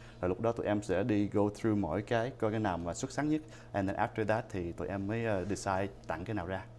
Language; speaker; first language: Vietnamese; early bilingual, heritage; Vietnamese